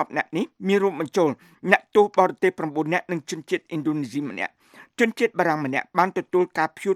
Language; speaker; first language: Khmer; native; Khmer